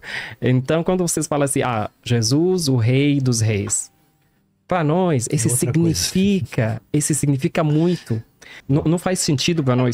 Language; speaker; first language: Portuguese; non-native, learner; Arabic